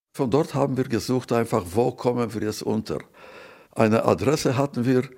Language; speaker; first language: German; non-native, fluent; Yiddish